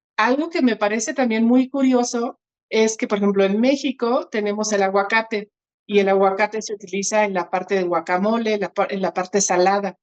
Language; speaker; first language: Spanish; early bilingual, other home language; Portuguese